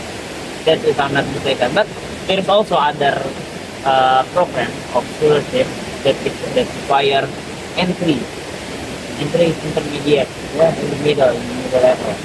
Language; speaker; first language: English; non-native, learner; Indonesian